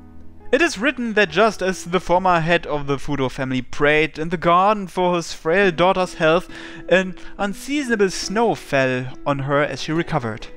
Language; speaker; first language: English; native; English